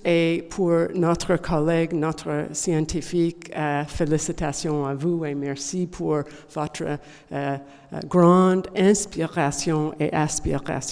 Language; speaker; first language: French; non-native, learner; English